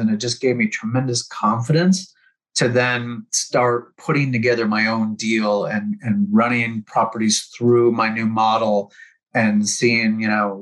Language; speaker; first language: English; native; English